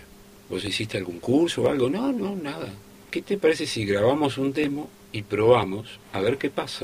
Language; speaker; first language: Spanish; native; Spanish